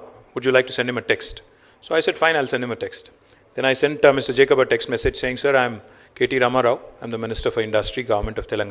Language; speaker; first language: English; non-native, local second language; Telugu